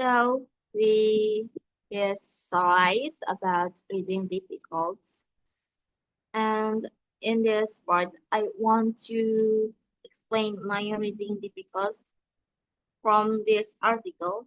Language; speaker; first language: English; non-native, learner; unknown